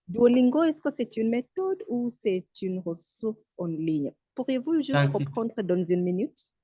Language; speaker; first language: French; non-native, fluent; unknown